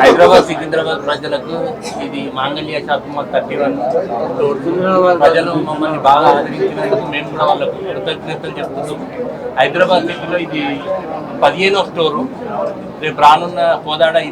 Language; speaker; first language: Telugu; native; Telugu